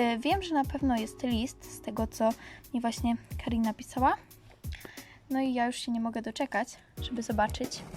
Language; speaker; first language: Polish; native; Polish